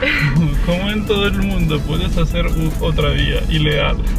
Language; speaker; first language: Spanish; non-native, fluent; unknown